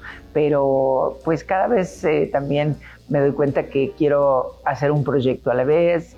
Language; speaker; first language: Spanish; native; Spanish